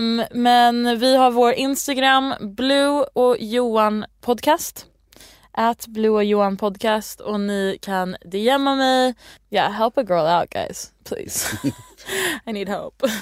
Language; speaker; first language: Swedish; early bilingual, other home language; English